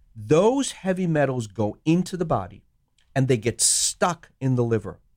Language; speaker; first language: English; non-native, local second language; Sinhala